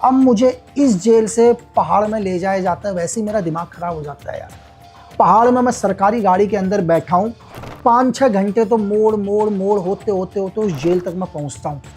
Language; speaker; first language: Hindi; native; Hindi